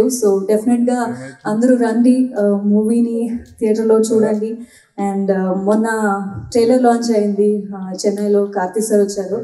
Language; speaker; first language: Telugu; non-native, local second language; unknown